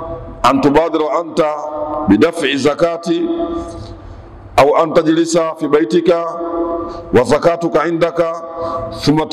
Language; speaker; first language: Arabic; non-native, fluent; Swahili